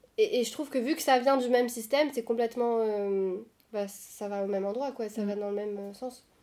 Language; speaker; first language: French; non-native, local second language; Arabic